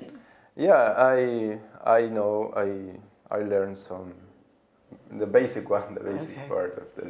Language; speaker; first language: English; non-native, learner; Spanish